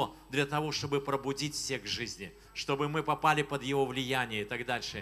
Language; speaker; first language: Russian; native; Russian